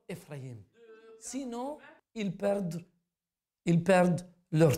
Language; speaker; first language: French; non-native, fluent; Arabic